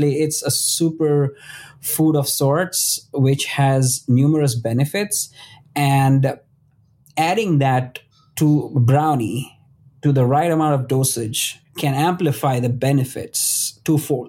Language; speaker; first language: English; non-native, local second language; Gujarati